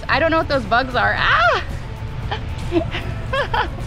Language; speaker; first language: English; native; English